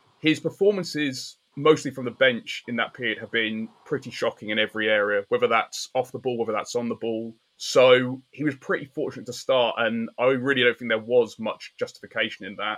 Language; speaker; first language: English; native; English